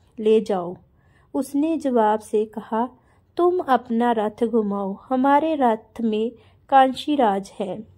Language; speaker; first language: Hindi; non-native, local second language; Punjabi